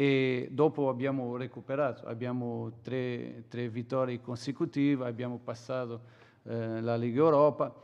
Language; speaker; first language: Italian; non-native, fluent; Portuguese